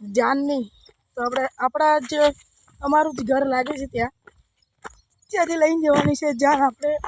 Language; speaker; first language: Gujarati; non-native, local second language; Bhili